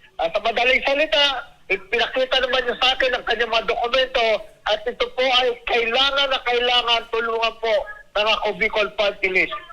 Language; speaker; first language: Filipino; native; Filipino